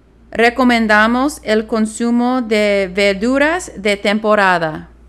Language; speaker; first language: Spanish; non-native, learner; English